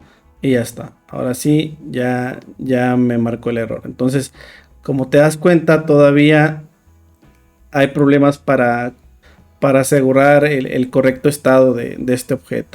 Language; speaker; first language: Spanish; native; Spanish